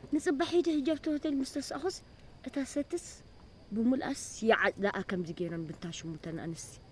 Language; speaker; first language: Tigrinya; native; Tigrinya